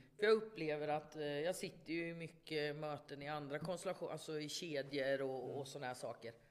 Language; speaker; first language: Swedish; native; Swedish